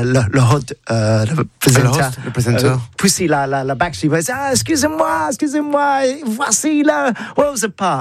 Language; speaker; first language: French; non-native, learner; English